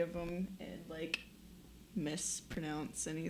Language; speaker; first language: English; native; English